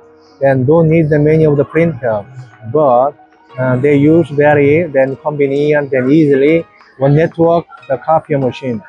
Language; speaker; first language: English; non-native, learner; Korean